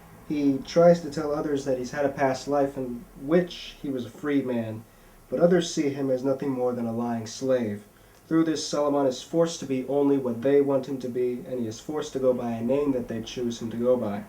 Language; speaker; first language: English; native; English